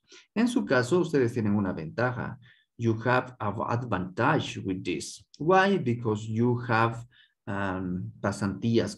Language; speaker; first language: Spanish; native; Spanish